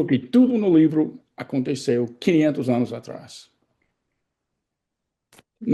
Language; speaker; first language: Portuguese; non-native, fluent; English